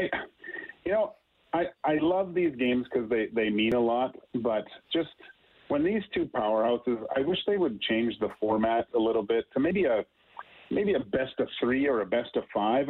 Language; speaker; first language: English; native; English